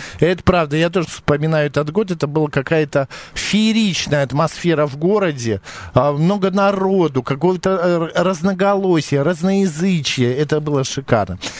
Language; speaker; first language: Russian; native; Russian